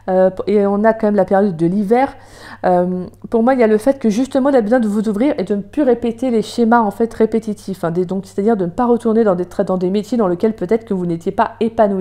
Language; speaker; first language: French; native; French